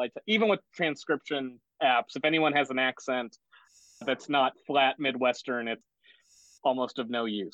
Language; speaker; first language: English; native; English